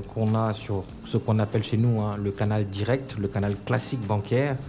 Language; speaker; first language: French; non-native, local second language; Wolof